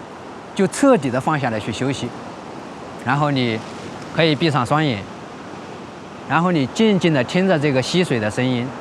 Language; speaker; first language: Chinese; native; Chinese